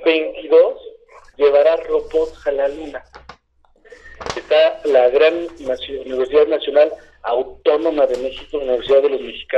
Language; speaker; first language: Spanish; native; Spanish